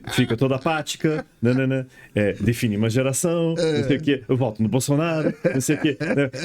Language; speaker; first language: Portuguese; early bilingual, other home language; English